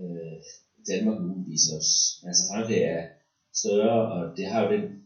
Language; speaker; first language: Danish; native; Danish